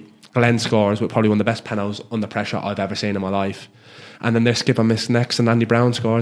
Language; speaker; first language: English; native; English